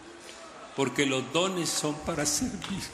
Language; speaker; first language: Spanish; native; Spanish